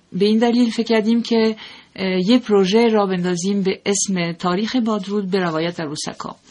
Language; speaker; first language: Persian; early bilingual, heritage; Persian